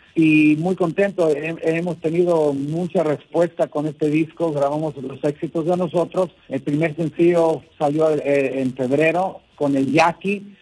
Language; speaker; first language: Spanish; early bilingual, heritage; Spanish